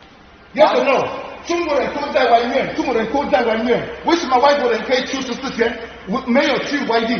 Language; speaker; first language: Chinese; non-native, learner; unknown